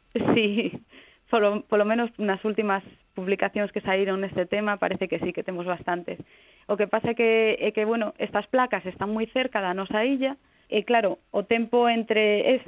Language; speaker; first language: Galician; non-native, local second language; Spanish